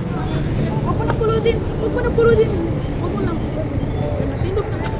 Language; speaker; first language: Filipino; non-native, local second language; Cebuano